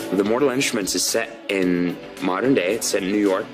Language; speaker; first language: English; native; English